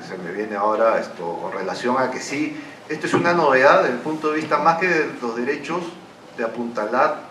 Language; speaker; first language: Spanish; native; Spanish